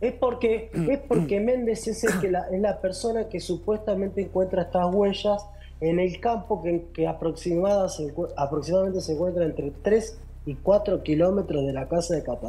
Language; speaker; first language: Spanish; native; Spanish